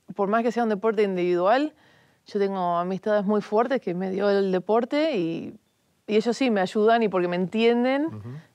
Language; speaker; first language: Spanish; native; Spanish